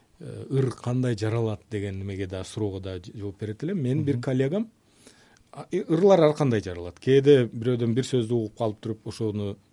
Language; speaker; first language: Kyrgyz; non-native, local second language; Uzbek